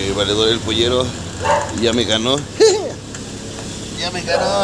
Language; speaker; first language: Spanish; native; Spanish